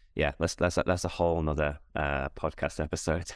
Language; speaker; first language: English; native; English